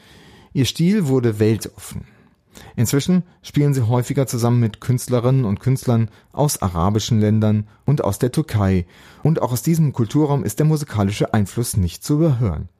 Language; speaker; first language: German; native; German